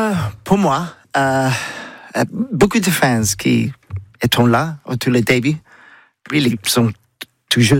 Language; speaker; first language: French; non-native, learner; English